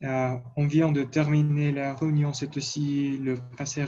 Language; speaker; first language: French; non-native, learner; Russian